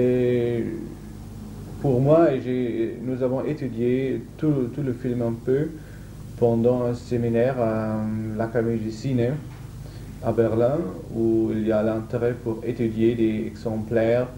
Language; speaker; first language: French; non-native, learner; German